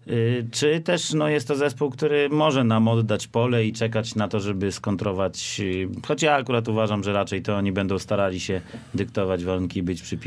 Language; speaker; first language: Polish; native; Polish